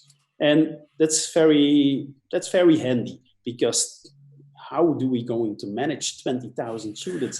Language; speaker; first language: English; non-native, fluent; Dutch